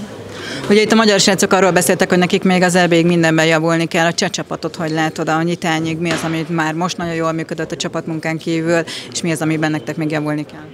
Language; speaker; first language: Hungarian; native; Hungarian